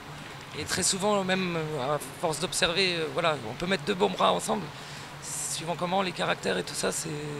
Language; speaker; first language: French; native; French